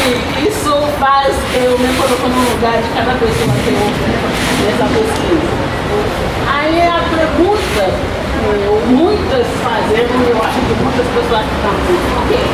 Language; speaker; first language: Portuguese; non-native, learner; Haitian Creole